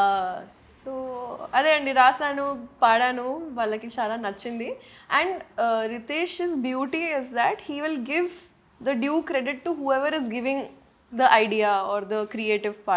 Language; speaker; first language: Telugu; non-native, local second language; Urdu